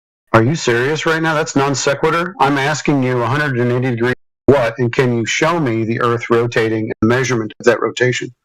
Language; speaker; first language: English; native; English